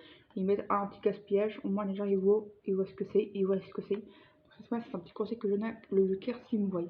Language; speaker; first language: French; native; French